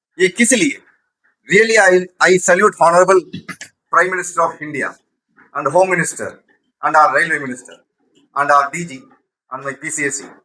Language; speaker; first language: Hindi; non-native, local second language; Tamil